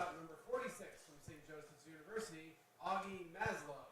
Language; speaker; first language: English; native; English